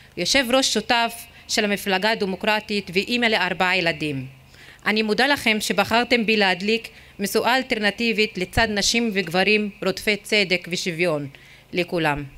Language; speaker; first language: Hebrew; non-native, local second language; Arabic